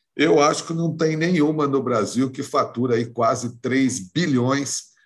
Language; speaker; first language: Portuguese; native; Portuguese